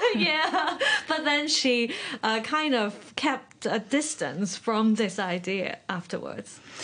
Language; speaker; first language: English; non-native, local second language; Cantonese